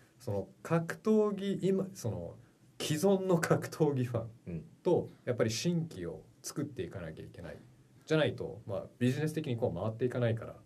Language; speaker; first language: Japanese; early bilingual, heritage; Japanese